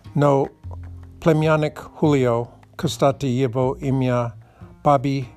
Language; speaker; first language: Russian; non-native, learner; English